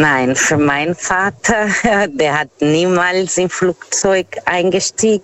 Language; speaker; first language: German; non-native, learner; Portuguese